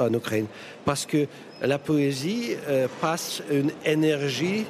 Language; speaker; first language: French; non-native, fluent; Russian